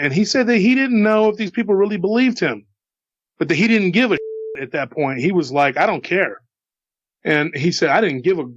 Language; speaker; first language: English; native; English